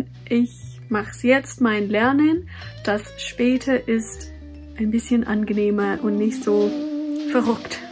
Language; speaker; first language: German; non-native, fluent; English